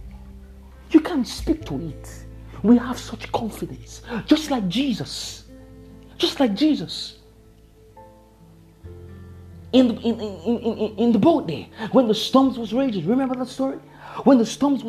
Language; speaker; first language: English; non-native, local second language; Yoruba